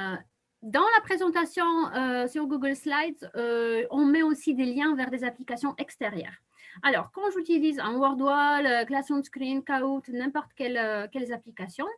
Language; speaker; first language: French; non-native, fluent; Polish